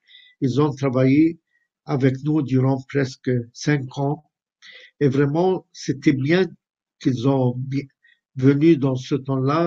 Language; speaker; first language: French; non-native, fluent; Arabic